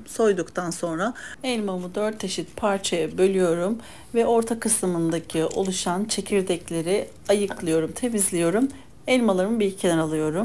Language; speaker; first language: Turkish; native; Turkish